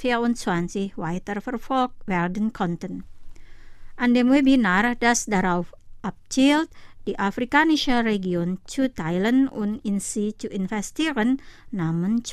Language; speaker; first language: German; non-native, fluent; Indonesian